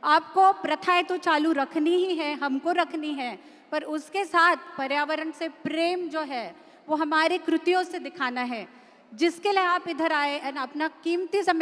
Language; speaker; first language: Hindi; non-native, local second language; Marathi